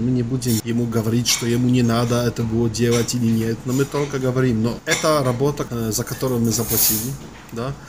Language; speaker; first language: Russian; non-native, fluent; Polish